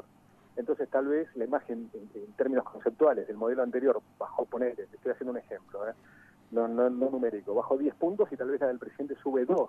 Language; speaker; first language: Spanish; native; Spanish